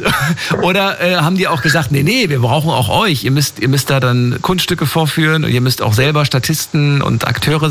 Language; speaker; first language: German; native; German